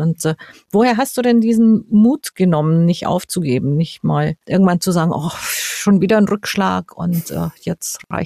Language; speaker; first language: German; native; German